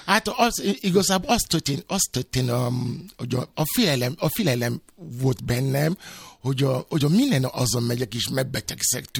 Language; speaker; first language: Hungarian; non-native, fluent; Yoruba